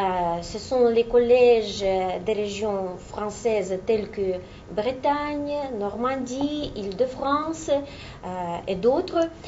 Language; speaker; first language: French; non-native, fluent; Russian